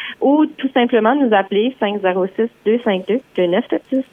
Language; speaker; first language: French; native; French